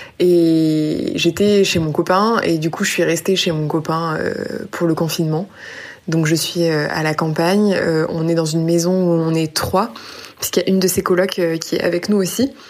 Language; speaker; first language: French; native; French